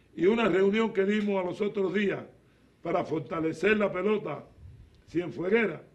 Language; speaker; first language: Spanish; native; Spanish